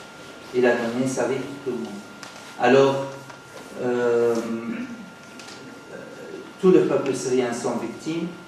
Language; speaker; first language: French; non-native, fluent; Arabic